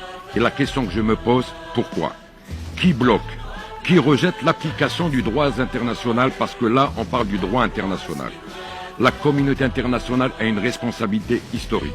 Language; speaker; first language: French; non-native, local second language; Arabic